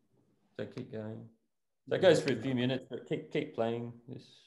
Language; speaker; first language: English; native; English